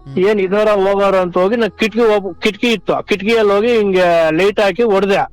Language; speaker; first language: Kannada; non-native, local second language; Telugu